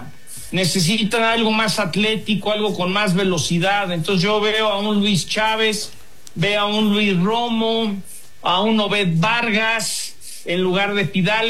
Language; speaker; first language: Spanish; native; Spanish